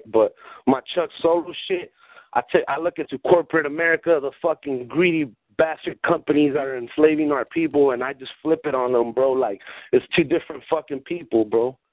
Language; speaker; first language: English; early bilingual, other home language; Spanish